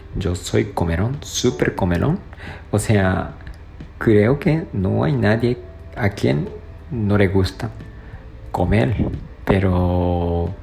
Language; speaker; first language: Spanish; non-native, learner; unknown